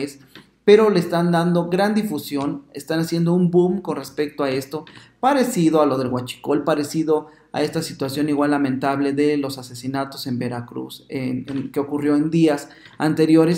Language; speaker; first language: Spanish; native; Spanish